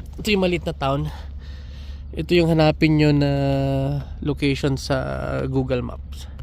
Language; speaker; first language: Filipino; non-native, local second language; Bikol